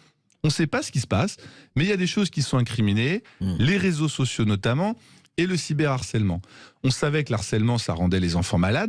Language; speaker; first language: French; native; French